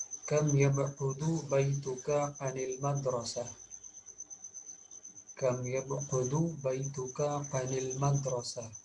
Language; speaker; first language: Arabic; non-native, fluent; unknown